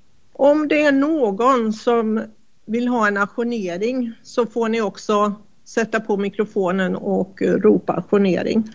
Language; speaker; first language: Swedish; native; Swedish